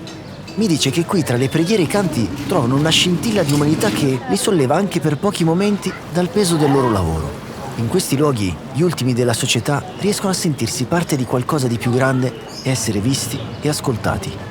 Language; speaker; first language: Italian; native; Italian